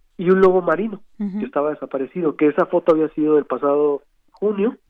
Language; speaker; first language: Spanish; native; Spanish